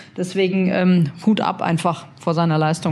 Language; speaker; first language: German; native; German